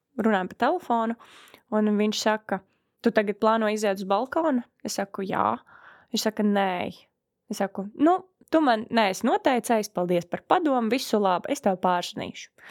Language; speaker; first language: Latvian; early bilingual, other home language; Russian